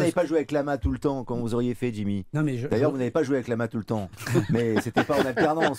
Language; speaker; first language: French; native; French